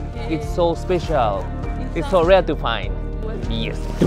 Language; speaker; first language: English; non-native, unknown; Japanese